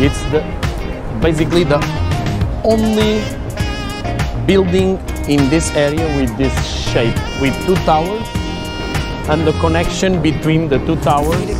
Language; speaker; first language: English; non-native, fluent; Portuguese